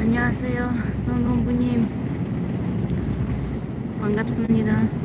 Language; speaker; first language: Korean; non-native, learner; Tajik